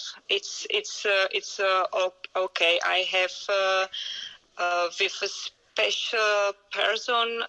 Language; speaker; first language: English; non-native, learner; Czech